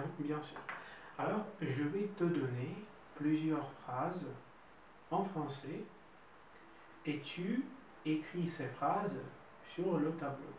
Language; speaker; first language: French; non-native, fluent; Russian